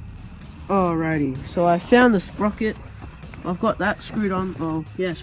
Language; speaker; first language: English; native; English